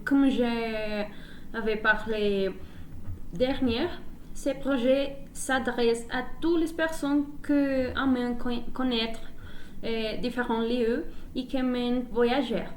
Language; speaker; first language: French; non-native, learner; Spanish